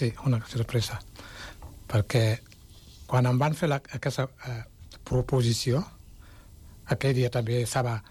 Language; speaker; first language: Catalan; non-native, fluent; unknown